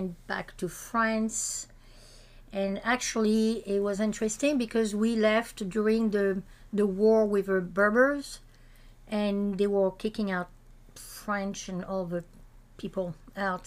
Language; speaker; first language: English; non-native, fluent; French